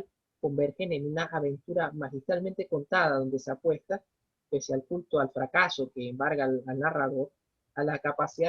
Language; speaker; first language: Spanish; native; Spanish